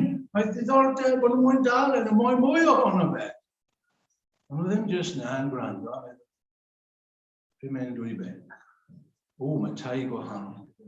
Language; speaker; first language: Welsh; native; Welsh